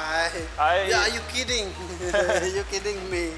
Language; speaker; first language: English; non-native, learner; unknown